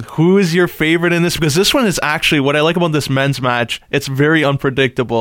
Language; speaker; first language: English; native; English